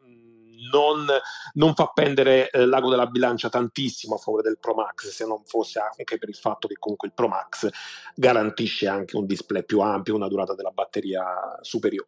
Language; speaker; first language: Italian; native; Italian